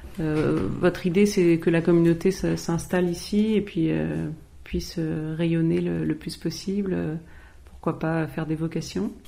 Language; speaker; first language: French; native; French